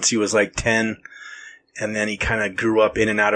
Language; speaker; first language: English; native; English